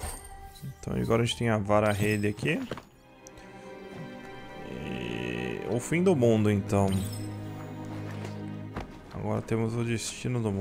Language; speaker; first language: Portuguese; native; Portuguese